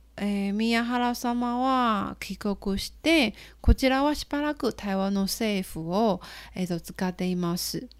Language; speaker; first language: Japanese; non-native, fluent; Chinese